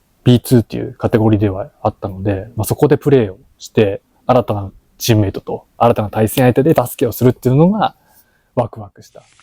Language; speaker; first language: Japanese; native; Japanese